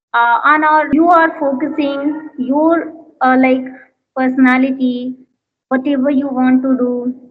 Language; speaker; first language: English; non-native, learner; Hindi